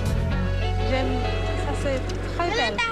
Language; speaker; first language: French; non-native, learner; English